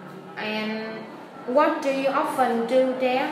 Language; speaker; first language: English; non-native, fluent; Vietnamese